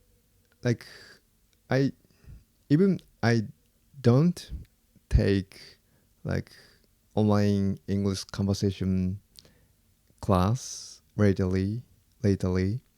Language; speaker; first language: English; non-native, fluent; Japanese